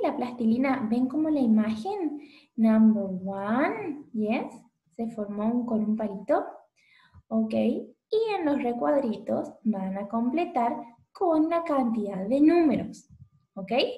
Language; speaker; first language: Spanish; native; Spanish